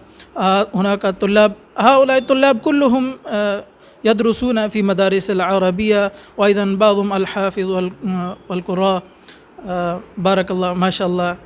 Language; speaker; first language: Arabic; non-native, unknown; Urdu